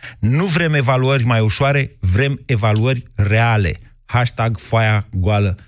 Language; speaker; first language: Romanian; native; Romanian